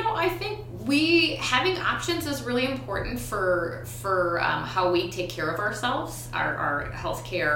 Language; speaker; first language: English; native; English